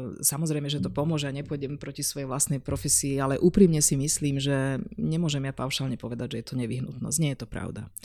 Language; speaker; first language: Slovak; non-native, local second language; Hungarian